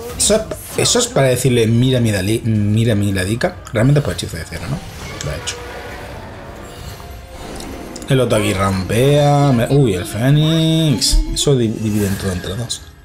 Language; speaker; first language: Spanish; native; Spanish